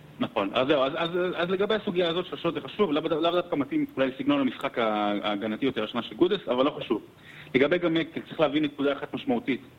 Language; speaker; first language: Hebrew; native; Hebrew